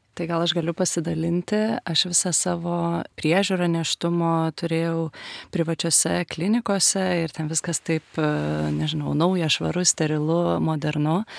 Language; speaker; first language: Lithuanian; native; Lithuanian